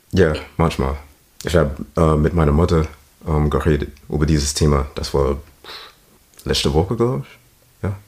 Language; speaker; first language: German; non-native, learner; English